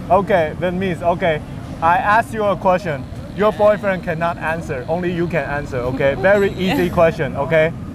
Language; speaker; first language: English; non-native, learner; Chinese